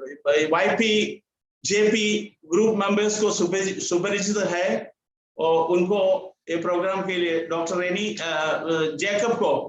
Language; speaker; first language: Hindi; non-native, local second language; Malayalam